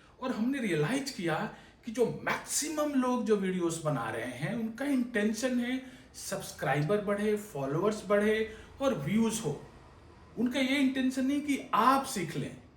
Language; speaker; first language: Hindi; native; Hindi